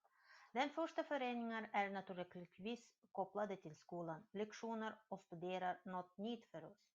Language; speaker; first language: Swedish; non-native, learner; Russian